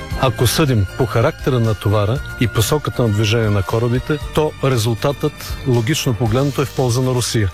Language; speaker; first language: Bulgarian; native; Bulgarian